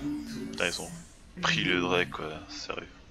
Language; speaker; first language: French; native; French